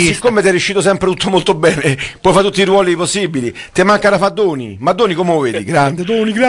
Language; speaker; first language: Italian; native; Italian